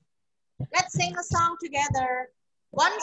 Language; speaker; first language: English; non-native, fluent; Indonesian